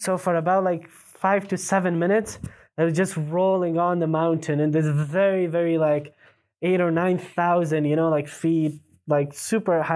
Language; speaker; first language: English; non-native, fluent; Pashto